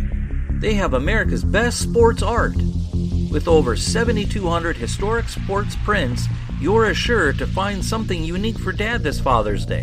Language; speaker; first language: English; native; English